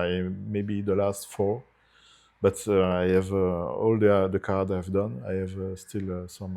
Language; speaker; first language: English; non-native, fluent; Italian